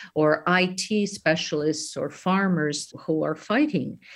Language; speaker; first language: English; native; English